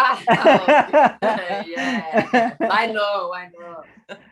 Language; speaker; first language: English; non-native, learner; Portuguese